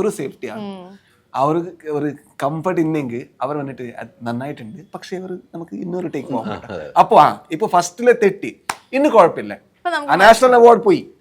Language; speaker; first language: Malayalam; non-native, learner; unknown